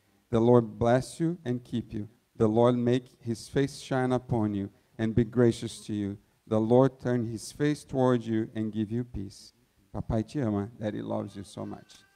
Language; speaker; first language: English; non-native, fluent; Portuguese